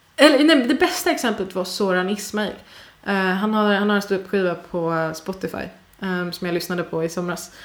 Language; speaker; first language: Swedish; early bilingual, other home language; Persian